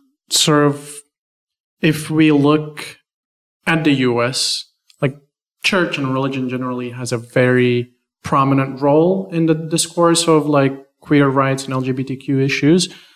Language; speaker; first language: English; non-native, fluent; Latvian